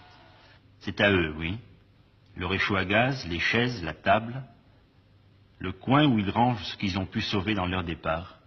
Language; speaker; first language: French; native; French